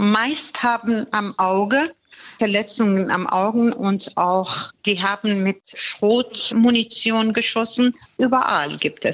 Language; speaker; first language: German; non-native, fluent; Persian